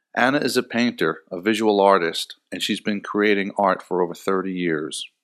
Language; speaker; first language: English; native; English